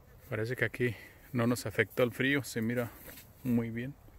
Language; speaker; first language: Spanish; native; Spanish